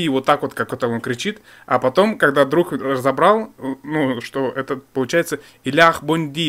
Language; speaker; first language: Russian; native; Russian